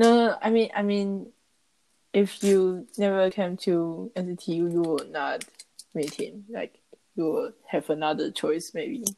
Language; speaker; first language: English; non-native, learner; Chinese